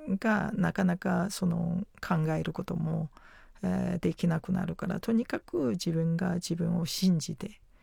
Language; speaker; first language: Japanese; non-native, fluent; Chinese